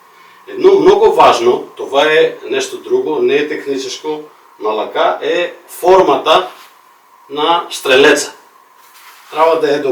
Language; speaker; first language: Bulgarian; non-native, fluent; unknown